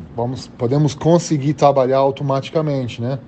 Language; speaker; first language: Portuguese; non-native, fluent; German